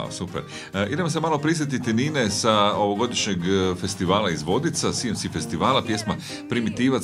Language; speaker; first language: Croatian; native; Croatian